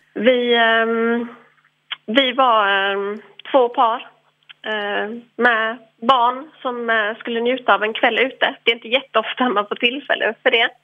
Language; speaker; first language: Swedish; early bilingual, other home language; English